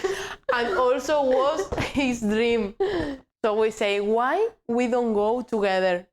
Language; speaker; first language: English; non-native, learner; Spanish